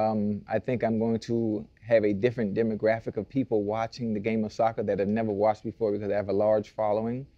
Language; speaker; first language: English; native; English